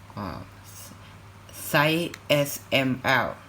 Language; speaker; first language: English; non-native, learner; Thai